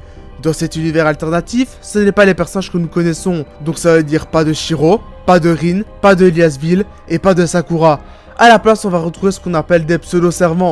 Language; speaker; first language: French; native; French